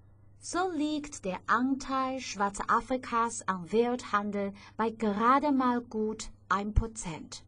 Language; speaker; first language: German; non-native, fluent; Chinese